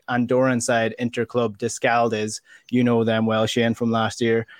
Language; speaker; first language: English; native; English